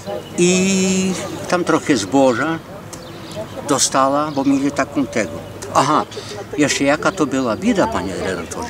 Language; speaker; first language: Polish; early bilingual, heritage; Polish